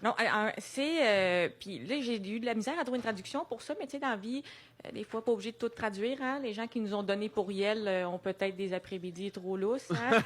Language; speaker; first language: French; native; French